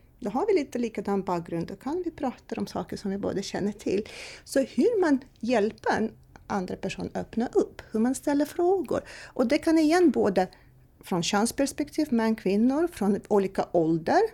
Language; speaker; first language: Swedish; non-native, fluent; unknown